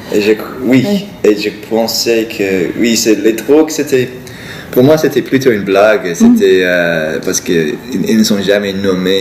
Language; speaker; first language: French; non-native, fluent; English